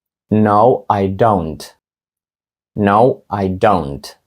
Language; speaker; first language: English; non-native, fluent; Ukrainian